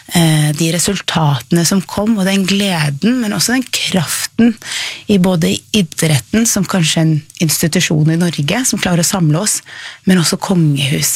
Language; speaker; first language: Norwegian; native; Norwegian